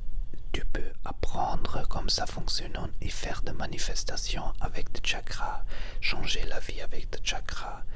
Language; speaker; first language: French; non-native, learner; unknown